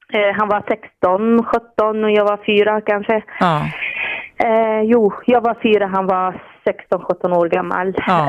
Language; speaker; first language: Swedish; non-native, fluent; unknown